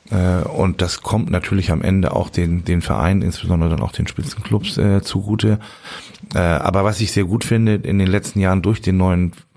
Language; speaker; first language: German; native; German